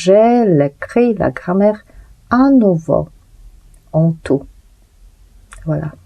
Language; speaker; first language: French; non-native, fluent; Polish